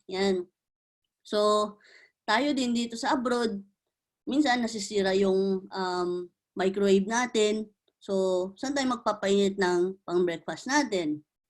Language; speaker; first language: Filipino; native; Filipino